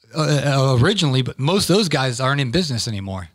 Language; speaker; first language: English; native; English